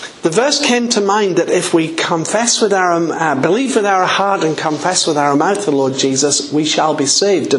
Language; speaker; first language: English; native; English